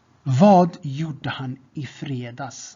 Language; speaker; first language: Swedish; non-native, fluent; Tigrinya